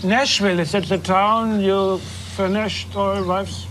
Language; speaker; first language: English; non-native, learner; German